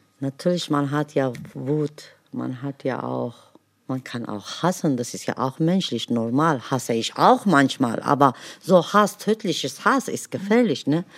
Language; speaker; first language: German; non-native, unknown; Kurdish